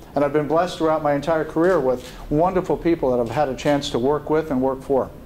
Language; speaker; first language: English; native; English